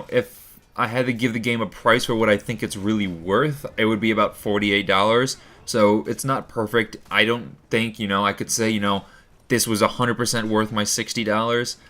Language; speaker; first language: English; native; English